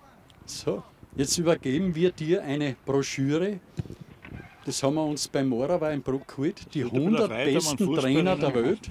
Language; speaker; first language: German; native; German